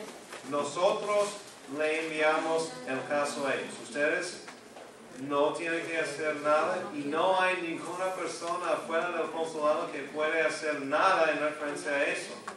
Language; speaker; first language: Spanish; non-native, fluent; English